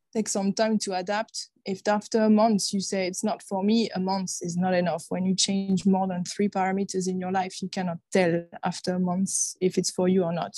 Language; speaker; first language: English; non-native, fluent; French